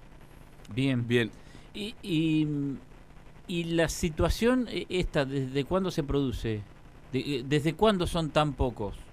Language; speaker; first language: Spanish; native; Spanish